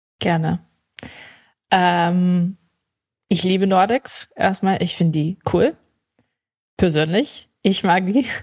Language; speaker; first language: German; early bilingual, heritage; English